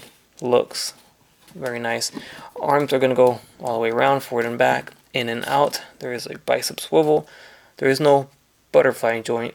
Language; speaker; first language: English; native; English